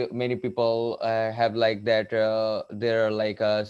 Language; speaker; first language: English; non-native, local second language; Bangla